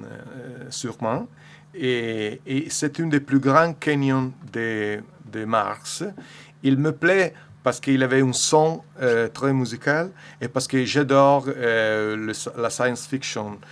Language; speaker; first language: French; non-native, learner; Italian